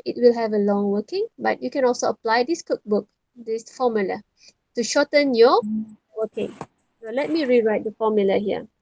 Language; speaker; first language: English; non-native, local second language; Malay